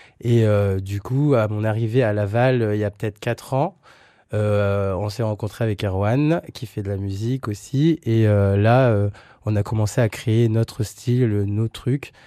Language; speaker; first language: French; early bilingual, other home language; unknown